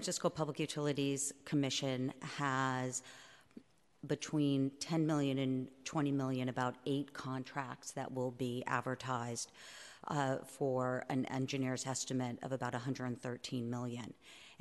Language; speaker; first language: English; native; English